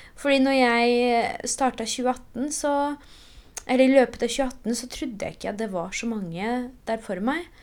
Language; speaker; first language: Norwegian; early bilingual, other home language; Polish